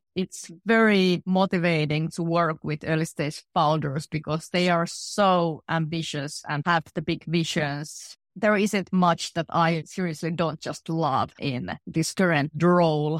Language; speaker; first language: English; non-native, fluent; Finnish